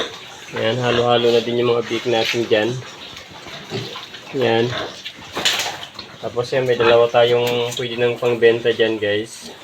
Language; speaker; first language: Filipino; native; Filipino